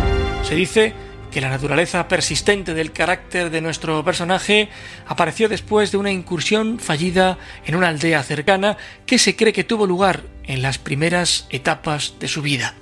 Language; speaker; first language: Spanish; native; Spanish